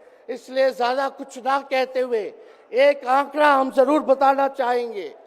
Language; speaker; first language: Hindi; native; Hindi